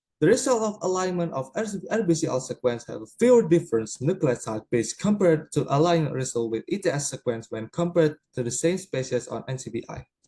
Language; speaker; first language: English; non-native, learner; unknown